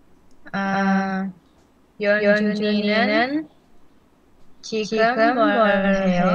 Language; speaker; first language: Korean; non-native, learner; Indonesian